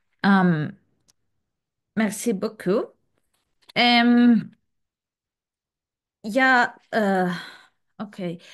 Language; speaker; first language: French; non-native, learner; Serbian